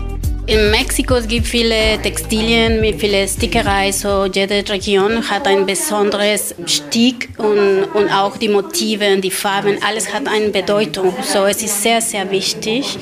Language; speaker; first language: German; non-native, fluent; Spanish